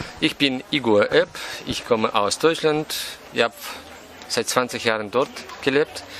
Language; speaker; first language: German; non-native, fluent; Russian